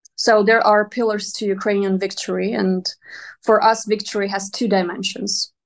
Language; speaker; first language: English; non-native, fluent; Ukrainian